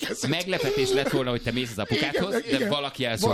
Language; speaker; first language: Hungarian; native; Hungarian